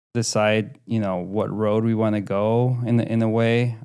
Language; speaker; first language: English; early bilingual, other home language; Spanish